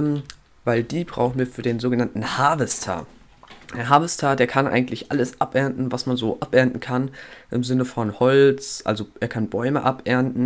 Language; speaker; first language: German; native; German